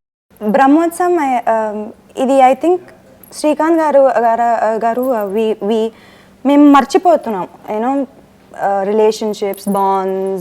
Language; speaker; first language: Telugu; non-native, fluent; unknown